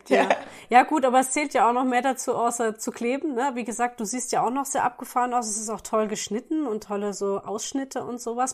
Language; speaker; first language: German; native; German